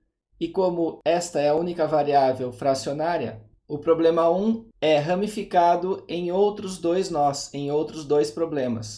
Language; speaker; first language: Portuguese; native; Portuguese